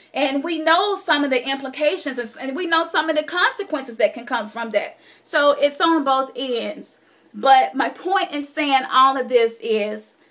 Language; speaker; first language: English; native; English